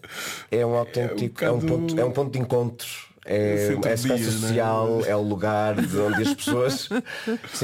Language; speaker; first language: Portuguese; native; Portuguese